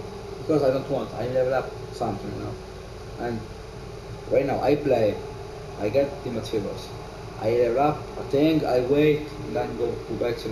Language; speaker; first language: English; non-native, learner; Italian